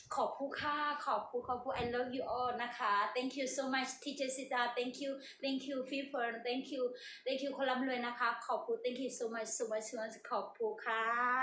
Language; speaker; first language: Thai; non-native, learner; Burmese